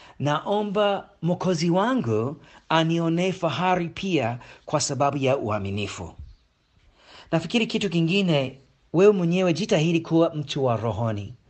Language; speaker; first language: Swahili; non-native, fluent; English